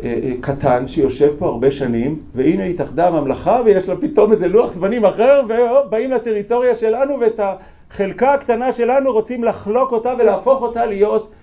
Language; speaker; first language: Hebrew; native; Hebrew